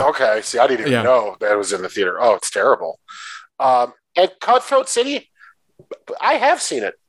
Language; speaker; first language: English; native; English